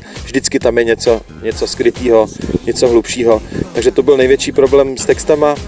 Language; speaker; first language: Czech; native; Czech